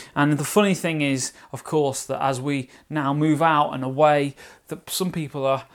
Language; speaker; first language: English; native; English